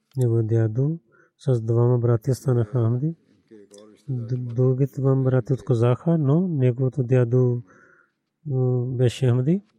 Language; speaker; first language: Bulgarian; non-native, learner; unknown